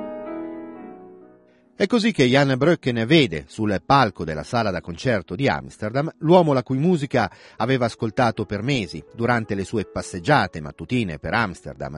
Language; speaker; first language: Italian; native; Italian